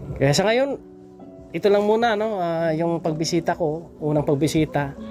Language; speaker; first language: Filipino; native; Filipino